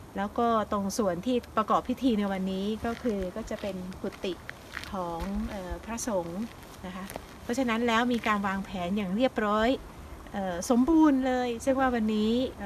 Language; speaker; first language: Thai; native; Thai